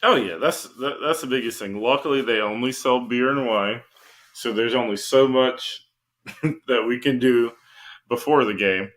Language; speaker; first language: English; native; English